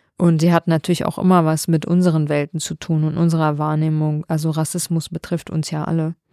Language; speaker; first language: German; early bilingual, other home language; Kurdish